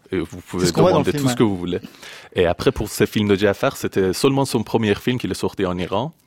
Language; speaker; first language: French; non-native, fluent; Persian